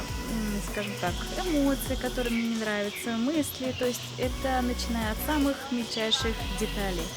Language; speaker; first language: Russian; native; Russian